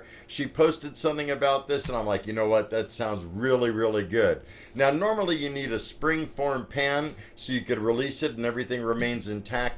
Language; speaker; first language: English; native; English